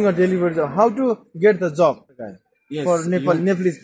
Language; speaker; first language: English; non-native, learner; Nepali